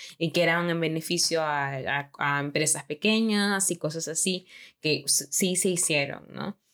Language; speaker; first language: Spanish; native; Spanish